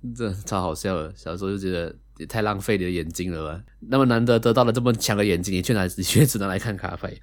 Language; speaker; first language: Chinese; native; Chinese